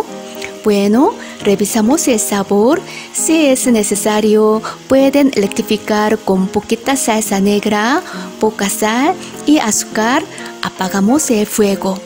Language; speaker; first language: Spanish; non-native, fluent; Korean